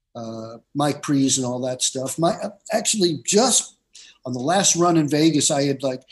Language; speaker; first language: English; native; English